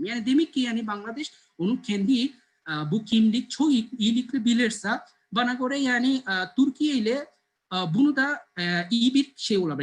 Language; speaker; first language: Turkish; non-native, learner; Bangla